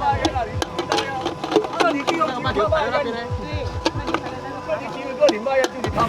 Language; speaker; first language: Chinese; native; Chinese